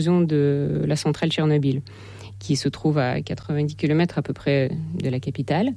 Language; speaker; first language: French; non-native, fluent; Russian